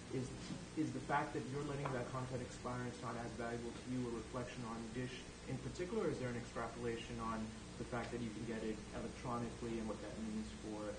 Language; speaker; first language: English; non-native, fluent; Spanish